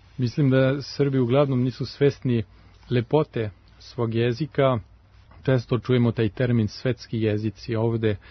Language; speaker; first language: Serbian; non-native, fluent; French